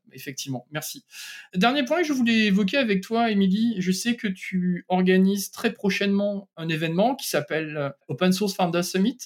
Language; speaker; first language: French; native; French